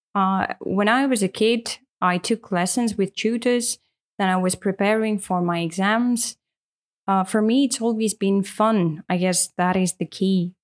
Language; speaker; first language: English; non-native, fluent; Russian